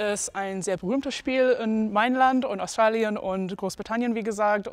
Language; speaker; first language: German; non-native, fluent; English